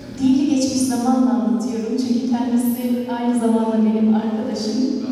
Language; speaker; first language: Turkish; native; Turkish